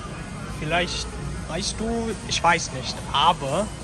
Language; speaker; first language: German; non-native, learner; English